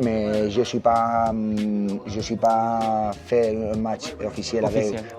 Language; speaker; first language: French; non-native, learner; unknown